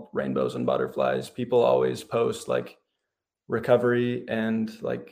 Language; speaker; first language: English; native; English